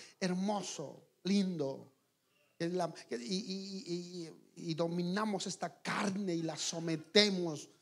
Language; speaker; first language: Spanish; native; Spanish